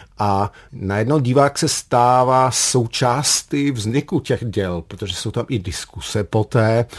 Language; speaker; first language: Czech; non-native, fluent; English